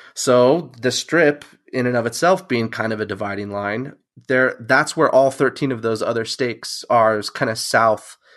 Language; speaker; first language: English; native; English